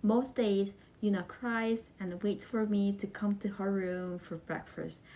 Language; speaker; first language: English; non-native, fluent; Korean